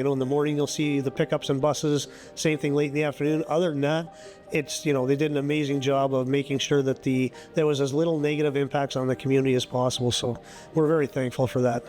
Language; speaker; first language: English; native; English